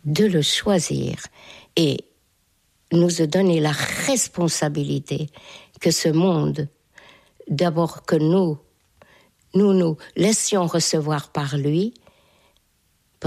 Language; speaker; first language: French; non-native, fluent; Hungarian